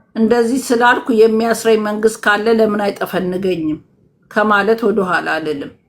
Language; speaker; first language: Amharic; native; Amharic